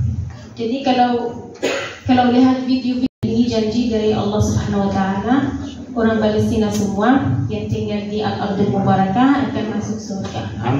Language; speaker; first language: Indonesian; non-native, fluent; Arabic